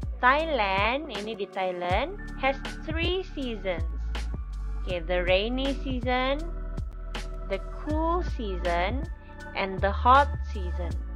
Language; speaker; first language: English; non-native, local second language; Malay